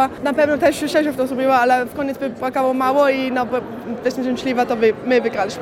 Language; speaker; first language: Polish; early bilingual, heritage; German